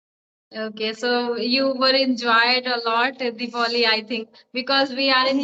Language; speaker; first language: English; non-native, learner; Hindi